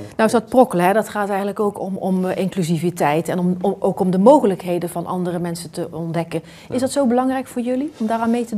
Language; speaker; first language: Dutch; native; Dutch